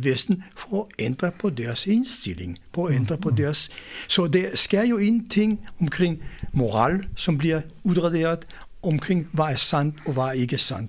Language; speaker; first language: Danish; non-native, fluent; Hebrew